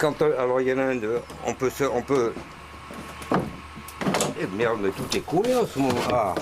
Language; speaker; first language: French; native; French